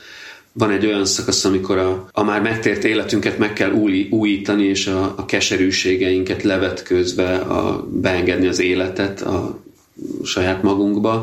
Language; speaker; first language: Hungarian; native; Hungarian